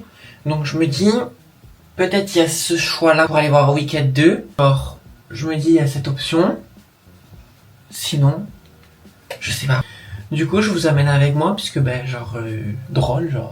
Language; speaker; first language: French; native; French